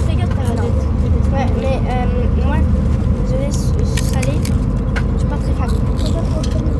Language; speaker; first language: French; native; French